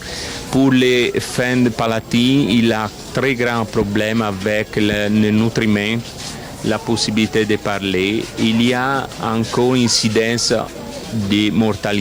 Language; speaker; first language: French; non-native, fluent; Italian